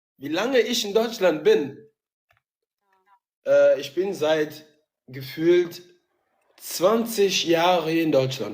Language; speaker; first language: German; native; German